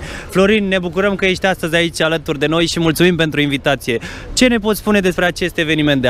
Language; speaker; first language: Romanian; native; Romanian